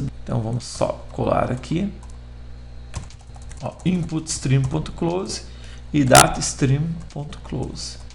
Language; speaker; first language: Portuguese; native; Portuguese